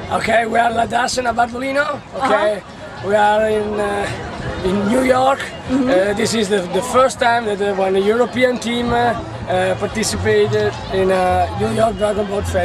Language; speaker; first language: English; non-native, learner; Italian